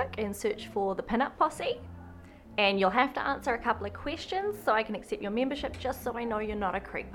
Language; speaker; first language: English; native; English